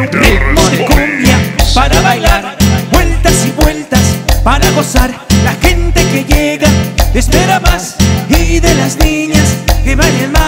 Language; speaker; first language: Spanish; native; Spanish